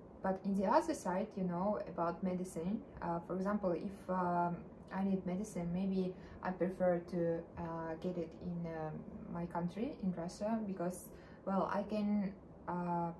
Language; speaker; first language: English; non-native, learner; Russian